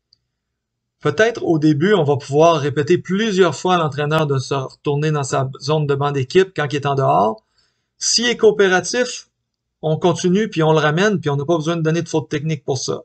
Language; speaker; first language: French; native; French